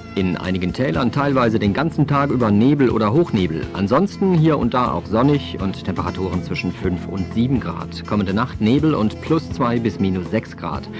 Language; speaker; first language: German; native; German